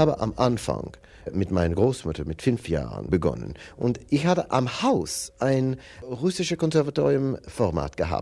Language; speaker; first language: German; non-native, learner; English